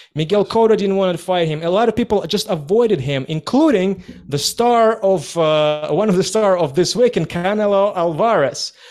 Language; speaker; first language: English; non-native, fluent; Russian